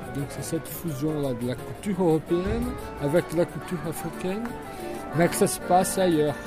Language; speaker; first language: French; non-native, fluent; Portuguese